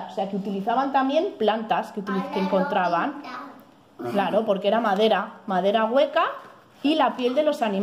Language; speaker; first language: Spanish; native; Spanish